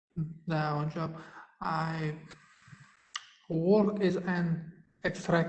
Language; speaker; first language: English; non-native, learner; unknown